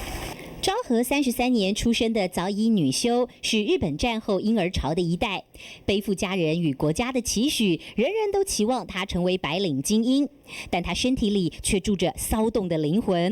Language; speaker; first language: Chinese; native; Chinese